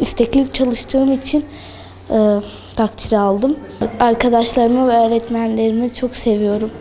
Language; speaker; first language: Turkish; early bilingual, other home language; Arabic